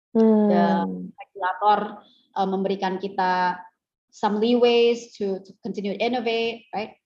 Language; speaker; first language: English; non-native, fluent; Indonesian